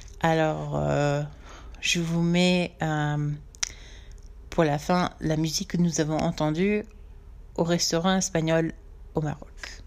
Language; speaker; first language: French; non-native, fluent; English